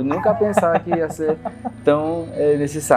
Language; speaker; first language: Portuguese; non-native, fluent; French